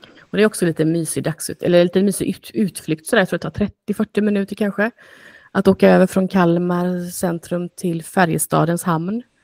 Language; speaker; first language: Swedish; native; Swedish